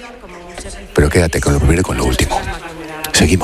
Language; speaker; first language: Spanish; native; Spanish